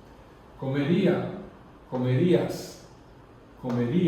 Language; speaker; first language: Spanish; non-native, learner; English